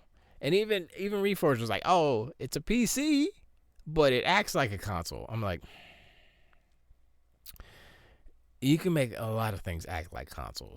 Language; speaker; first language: English; native; English